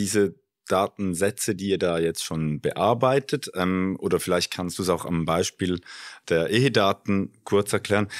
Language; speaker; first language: German; native; German